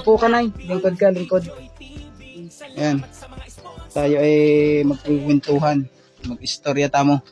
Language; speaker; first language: Filipino; non-native, local second language; Cebuano